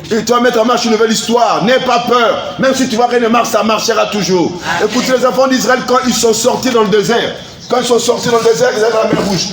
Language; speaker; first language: French; non-native, local second language; Lingala